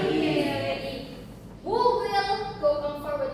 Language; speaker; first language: English; non-native, learner; Indonesian